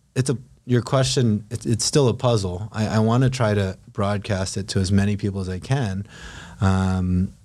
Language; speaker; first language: English; non-native, local second language; Filipino